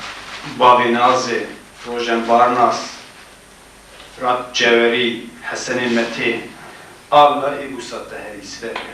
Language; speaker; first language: Swedish; non-native, fluent; Kurdish